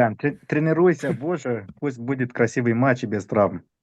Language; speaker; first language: Russian; non-native, fluent; Romanian